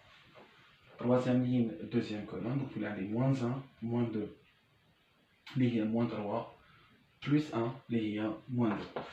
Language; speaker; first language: French; non-native, local second language; Arabic